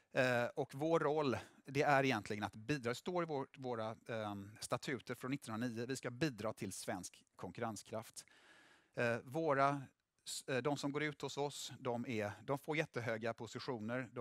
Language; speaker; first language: Swedish; native; Swedish